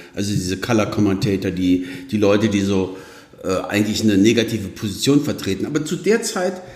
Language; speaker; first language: German; native; German